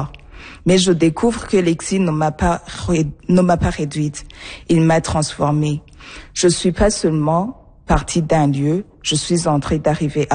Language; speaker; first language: French; non-native, local second language; Rundi